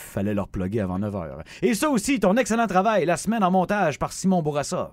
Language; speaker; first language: French; native; French